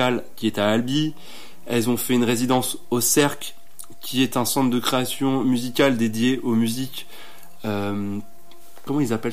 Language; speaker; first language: French; native; French